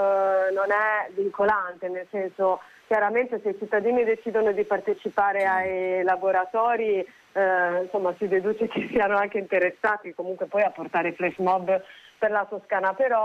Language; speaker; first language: Italian; native; Italian